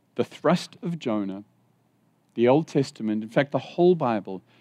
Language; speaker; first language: English; native; English